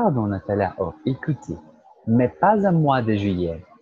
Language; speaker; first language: French; non-native, fluent; Portuguese